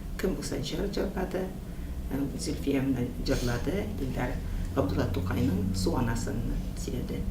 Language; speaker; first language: Tatar; early bilingual, heritage; Tatar